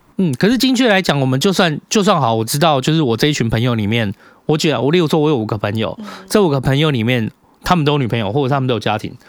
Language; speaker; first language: Chinese; native; Chinese